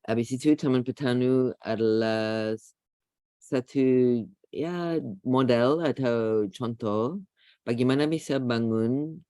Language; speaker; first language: Indonesian; non-native, fluent; English